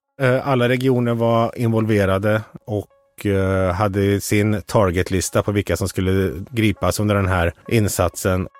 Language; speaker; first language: Swedish; native; Swedish